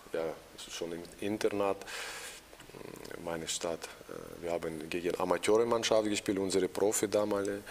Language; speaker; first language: German; non-native, learner; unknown